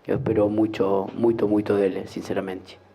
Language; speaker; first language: Portuguese; non-native, fluent; Spanish